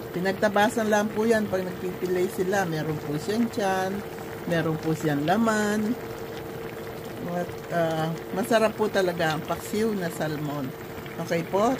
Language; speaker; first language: Filipino; native; Filipino